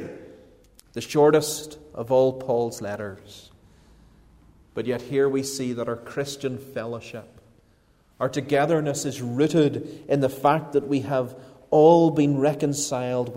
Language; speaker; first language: English; native; English